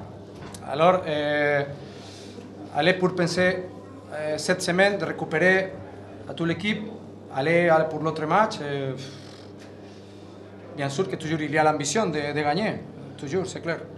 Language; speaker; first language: French; non-native, learner; Catalan